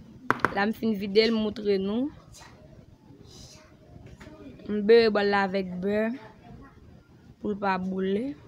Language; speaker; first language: French; non-native, learner; Haitian Creole